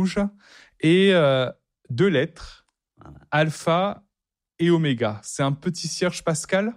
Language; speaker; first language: French; native; French